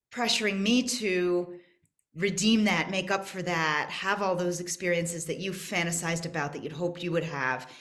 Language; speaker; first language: English; native; English